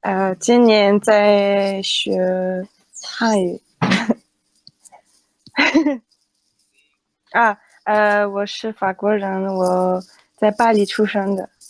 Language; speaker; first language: Chinese; non-native, learner; French